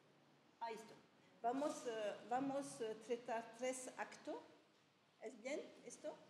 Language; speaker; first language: Spanish; early bilingual, heritage; French